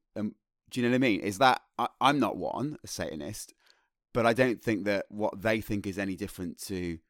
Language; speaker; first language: English; native; English